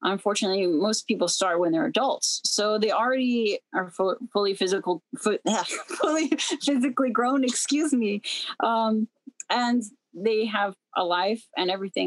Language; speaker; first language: English; native; English